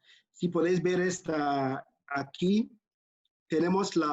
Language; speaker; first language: Spanish; non-native, fluent; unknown